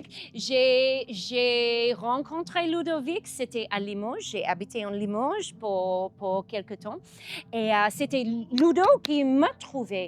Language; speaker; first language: French; non-native, learner; English